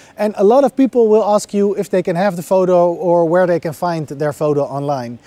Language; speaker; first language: English; non-native, fluent; Dutch